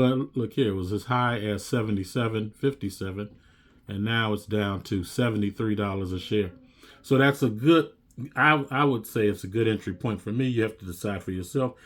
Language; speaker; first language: English; native; English